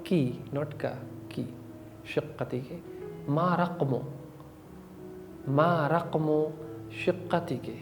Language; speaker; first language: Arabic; non-native, fluent; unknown